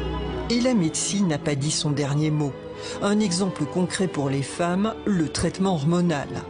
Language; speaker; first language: French; native; French